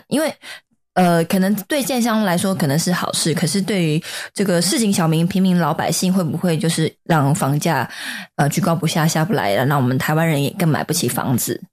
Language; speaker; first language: Chinese; native; Chinese